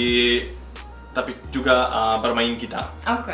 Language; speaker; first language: Indonesian; non-native, learner; German